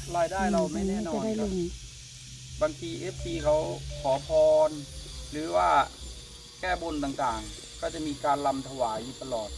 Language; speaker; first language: Thai; native; Thai